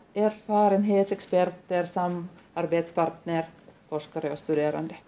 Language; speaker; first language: Swedish; non-native, local second language; Finnish